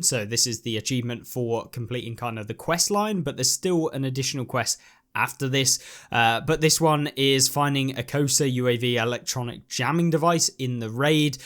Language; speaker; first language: English; native; English